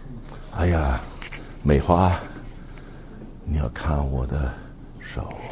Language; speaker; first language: Chinese; non-native, fluent; English